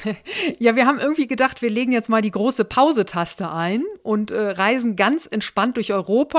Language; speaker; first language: German; native; German